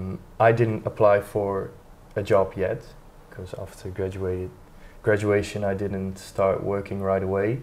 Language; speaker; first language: English; non-native, fluent; Dutch